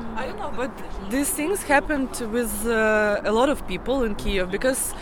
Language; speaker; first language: English; non-native, learner; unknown